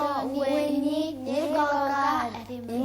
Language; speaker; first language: Japanese; non-native, learner; Mongolian